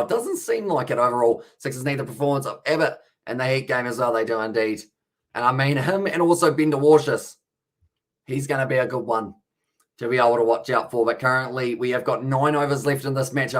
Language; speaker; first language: English; native; English